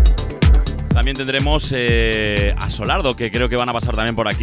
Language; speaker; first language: Spanish; native; Spanish